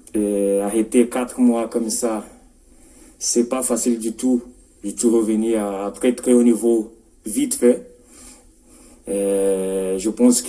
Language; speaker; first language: French; non-native, fluent; Portuguese